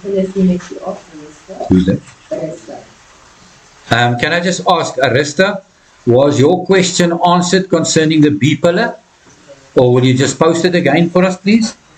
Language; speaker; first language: English; non-native, local second language; Afrikaans